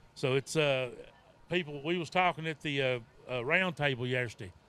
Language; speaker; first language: English; native; English